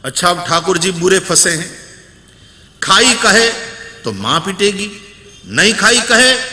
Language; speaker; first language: Hindi; non-native, local second language; Gujarati